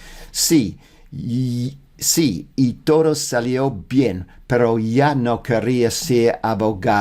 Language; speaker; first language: Spanish; non-native, learner; English